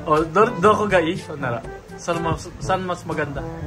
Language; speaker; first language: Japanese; non-native, fluent; Filipino